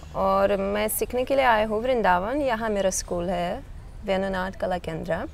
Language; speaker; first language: Hindi; non-native, fluent; Russian